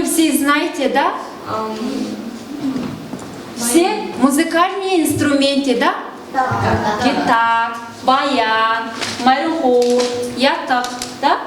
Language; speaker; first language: Russian; non-native, fluent; Mongolian